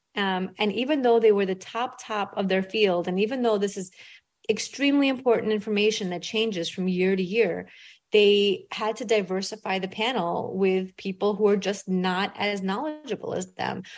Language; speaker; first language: English; early bilingual, other home language; Russian